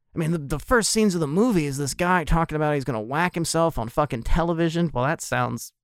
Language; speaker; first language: English; native; English